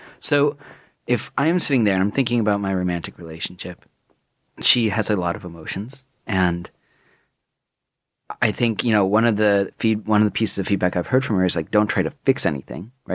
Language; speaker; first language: English; native; English